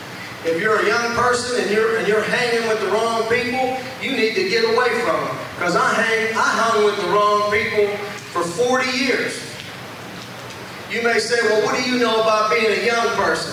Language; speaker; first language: English; native; English